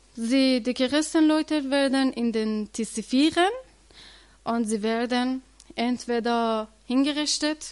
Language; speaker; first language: German; non-native, learner; Persian